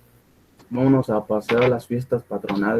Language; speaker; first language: Spanish; native; Spanish